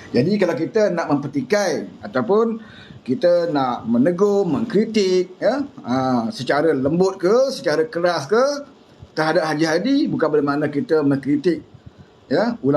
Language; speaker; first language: Malay; native; Malay